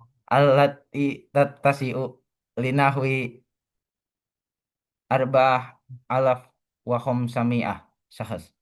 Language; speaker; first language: Arabic; non-native, learner; Indonesian